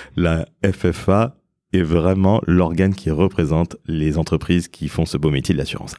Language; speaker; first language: French; native; French